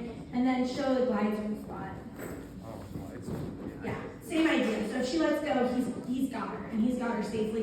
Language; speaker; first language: English; native; English